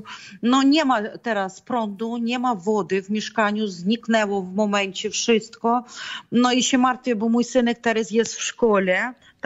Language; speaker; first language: Polish; non-native, fluent; Ukrainian